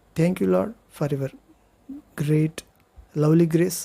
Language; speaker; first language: English; non-native, local second language; Kannada